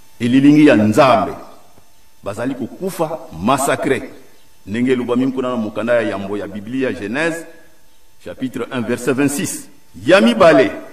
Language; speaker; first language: Lingala; non-native, local second language; Kongo